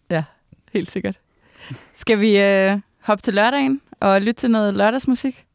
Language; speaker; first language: Danish; native; Danish